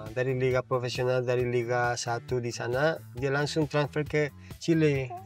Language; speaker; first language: Indonesian; non-native, fluent; Spanish